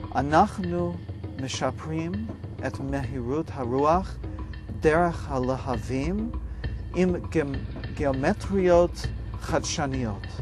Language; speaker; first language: Hebrew; non-native, fluent; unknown